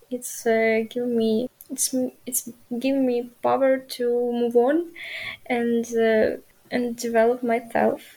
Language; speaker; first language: English; non-native, learner; Ukrainian